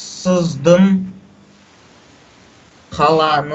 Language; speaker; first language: Kazakh; non-native, local second language; Russian